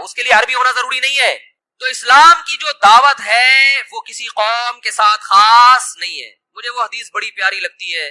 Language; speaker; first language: Urdu; native; Urdu